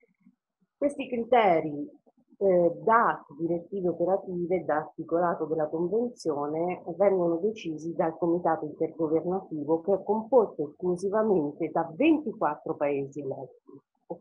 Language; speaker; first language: Italian; native; Italian